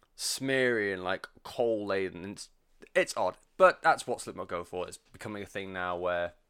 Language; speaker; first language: English; native; English